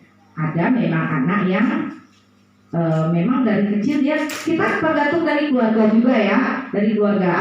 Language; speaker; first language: Indonesian; native; Indonesian